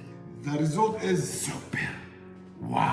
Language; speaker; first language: English; non-native, learner; Arabic